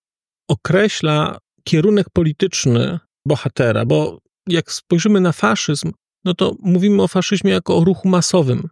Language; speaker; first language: Polish; native; Polish